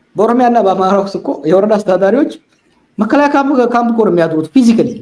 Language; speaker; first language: Amharic; non-native, local second language; Oromo